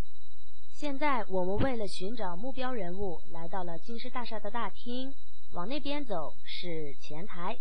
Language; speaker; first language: Chinese; non-native, fluent; Mongolian